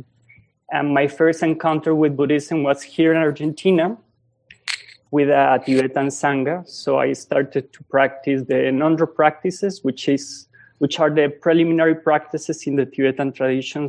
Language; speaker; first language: English; non-native, fluent; Spanish